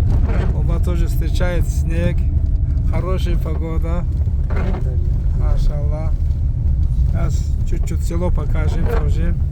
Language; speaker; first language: Russian; non-native, local second language; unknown